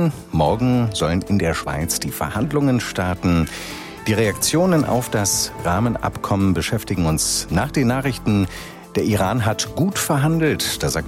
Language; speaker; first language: German; native; German